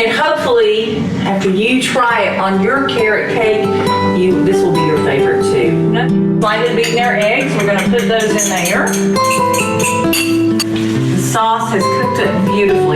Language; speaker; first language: English; native; English